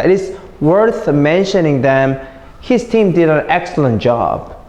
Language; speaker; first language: English; non-native, fluent; Korean